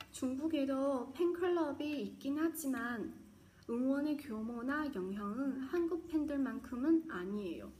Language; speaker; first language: Korean; non-native, fluent; Chinese